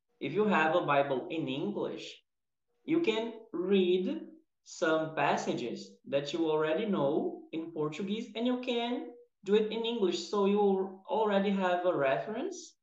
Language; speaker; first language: English; non-native, fluent; Portuguese